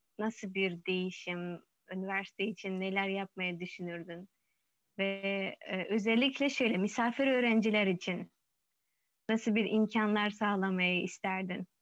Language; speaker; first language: Turkish; non-native, fluent; Uzbek